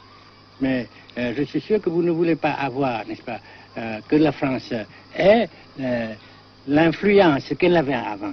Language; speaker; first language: French; non-native, fluent; Vietnamese